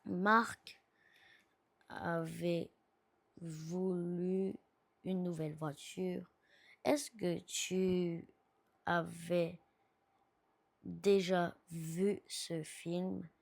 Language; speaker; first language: French; non-native, learner; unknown